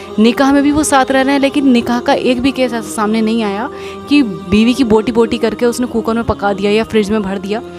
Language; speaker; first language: Urdu; native; Urdu